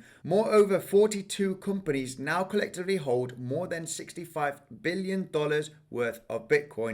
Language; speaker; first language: English; native; English